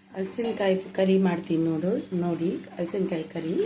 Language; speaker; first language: Kannada; non-native, local second language; Tulu